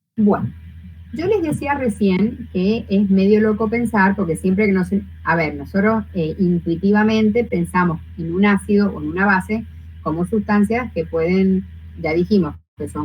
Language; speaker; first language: Spanish; native; Spanish